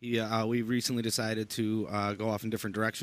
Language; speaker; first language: English; native; English